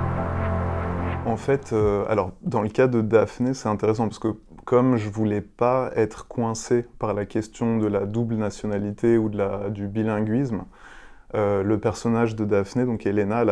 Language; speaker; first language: French; native; French